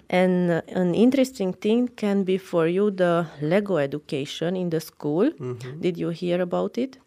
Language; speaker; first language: English; non-native, learner; Romanian